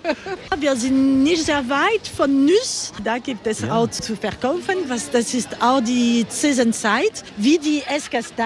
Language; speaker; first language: German; non-native, learner; French